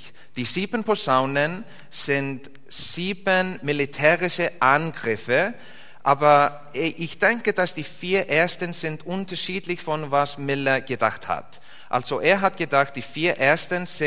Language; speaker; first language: German; non-native, fluent; Icelandic